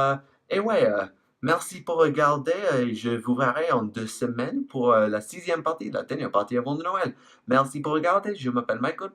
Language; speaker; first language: French; non-native, fluent; English